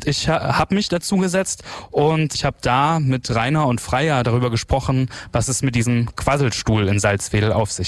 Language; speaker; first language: German; native; German